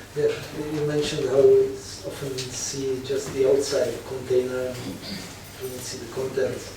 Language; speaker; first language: English; non-native, fluent; Czech